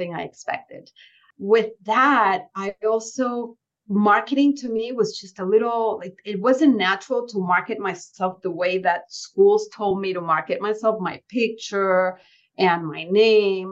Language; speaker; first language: English; early bilingual, other home language; Spanish